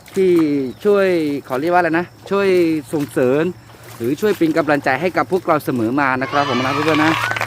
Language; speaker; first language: Thai; non-native, local second language; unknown